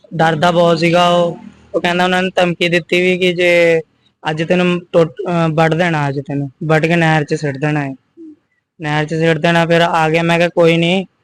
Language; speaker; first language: Punjabi; non-native, local second language; Hindi